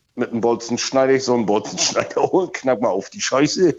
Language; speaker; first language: German; native; German